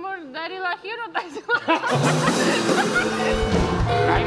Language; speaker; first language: Indonesian; non-native, learner; Russian